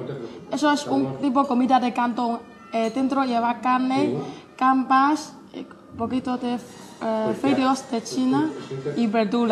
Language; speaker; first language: Spanish; non-native, learner; Chinese